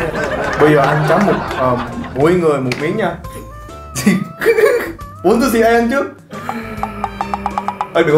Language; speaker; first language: Vietnamese; non-native, fluent; Korean